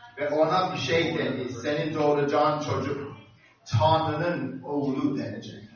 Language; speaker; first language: Turkish; non-native, fluent; English